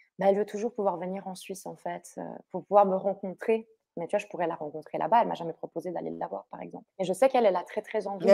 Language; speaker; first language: French; early bilingual, other home language; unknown